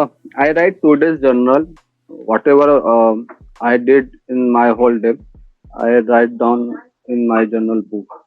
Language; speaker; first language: English; non-native, learner; Hindi